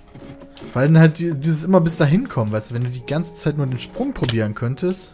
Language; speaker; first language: German; native; German